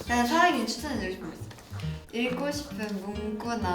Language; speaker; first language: Korean; native; Korean